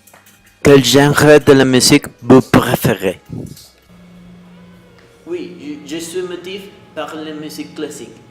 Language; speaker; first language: French; non-native, learner; Spanish